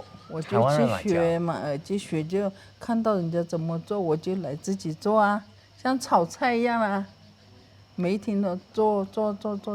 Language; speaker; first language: Chinese; early bilingual, heritage; Chinese